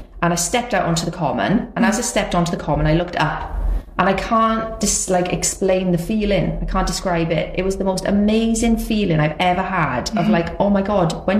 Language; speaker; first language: English; native; English